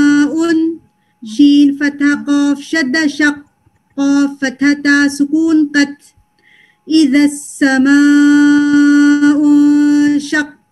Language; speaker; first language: Arabic; non-native, learner; Urdu